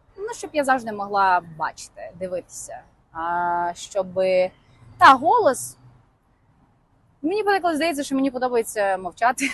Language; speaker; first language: Ukrainian; native; Ukrainian